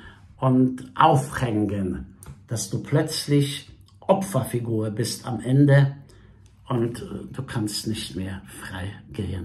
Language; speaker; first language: German; non-native, fluent; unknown